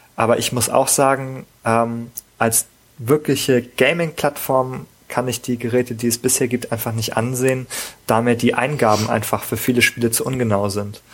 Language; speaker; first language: German; native; German